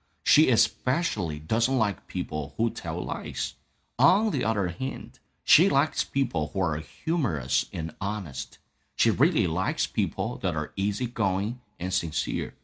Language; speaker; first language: English; non-native, fluent; Chinese